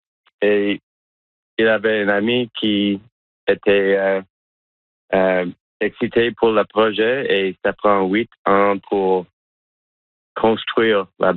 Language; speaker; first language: French; non-native, local second language; English